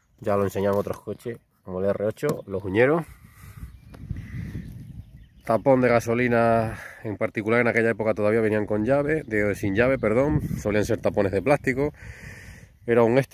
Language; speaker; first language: Spanish; native; Spanish